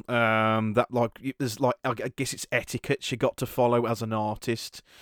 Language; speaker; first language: English; native; English